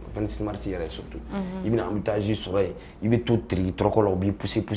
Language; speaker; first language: French; non-native, local second language; Tamasheq